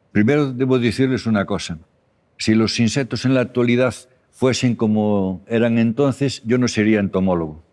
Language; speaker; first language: Spanish; native; Spanish